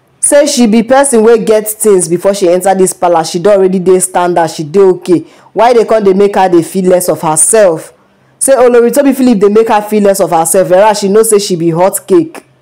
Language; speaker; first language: Nigerian Pidgin; non-native, local second language; Yoruba